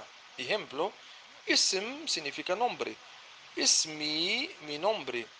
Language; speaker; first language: Spanish; non-native, fluent; Arabic